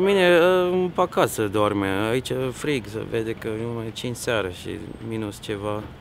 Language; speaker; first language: Romanian; non-native, learner; English